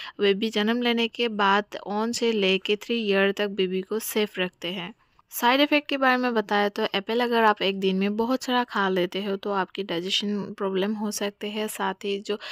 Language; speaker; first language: Hindi; non-native, local second language; Bangla